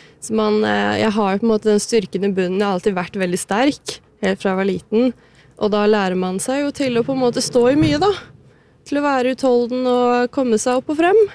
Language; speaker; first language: Norwegian; native; Norwegian